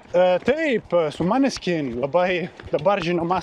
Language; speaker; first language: Lithuanian; non-native, learner; Italian